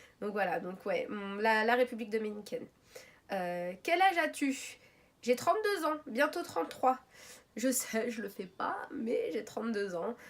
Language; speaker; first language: French; early bilingual, other home language; Arabic